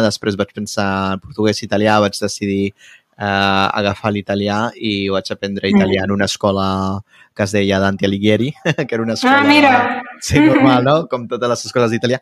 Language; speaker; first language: Catalan; non-native, fluent; Spanish